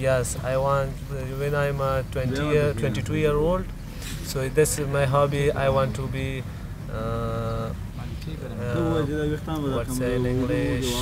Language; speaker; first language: English; non-native, learner; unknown